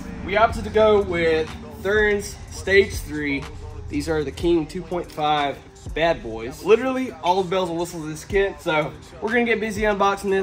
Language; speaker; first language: English; native; English